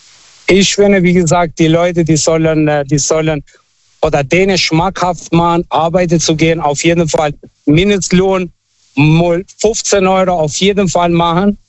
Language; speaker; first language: German; non-native, fluent; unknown